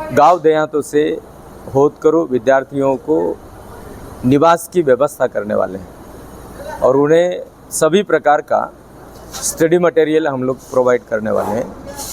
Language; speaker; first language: Hindi; non-native, local second language; Marathi